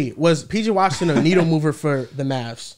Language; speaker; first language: English; native; English